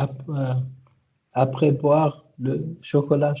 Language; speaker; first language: French; non-native, learner; Arabic